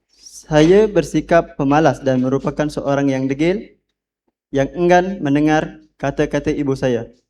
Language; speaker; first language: Malay; non-native, local second language; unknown